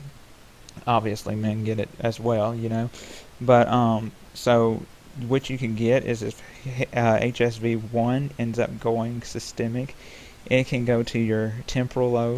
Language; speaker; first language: English; native; English